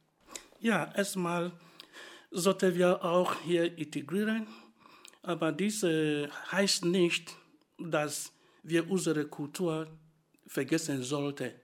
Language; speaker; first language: German; non-native, fluent; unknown